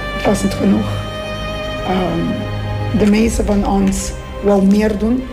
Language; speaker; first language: Dutch; non-native, local second language; Papiamento